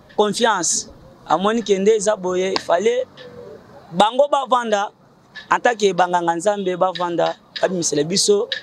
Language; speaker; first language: Lingala; native; Lingala